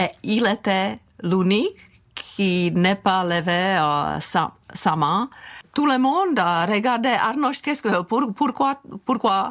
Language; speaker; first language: French; non-native, fluent; Czech